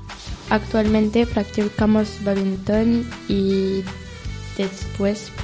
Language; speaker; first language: Spanish; non-native, learner; French